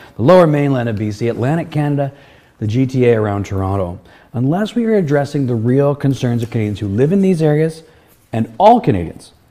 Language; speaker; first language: English; native; English